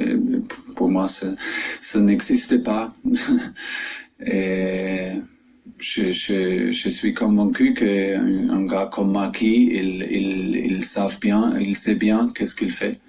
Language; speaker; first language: French; non-native, fluent; German